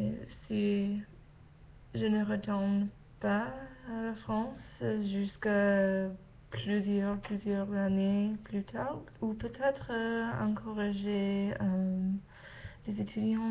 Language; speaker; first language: French; non-native, learner; English